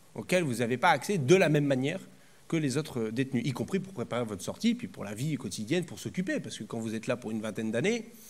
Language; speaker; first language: French; native; French